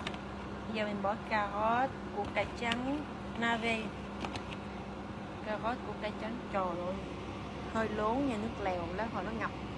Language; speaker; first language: Vietnamese; early bilingual, heritage; Vietnamese